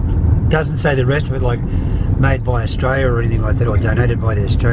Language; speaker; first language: English; native; English